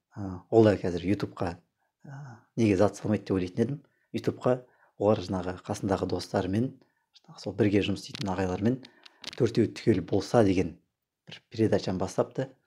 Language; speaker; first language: Kazakh; native; Kazakh